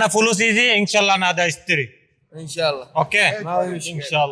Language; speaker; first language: Arabic; non-native, learner; Bangla